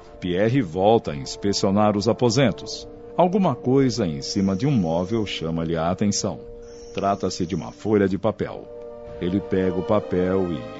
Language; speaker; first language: Portuguese; native; Portuguese